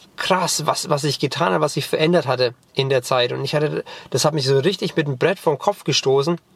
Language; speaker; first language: German; native; German